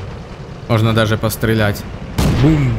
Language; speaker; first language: Russian; native; Russian